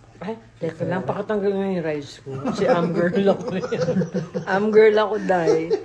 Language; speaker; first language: Filipino; non-native, local second language; Iloko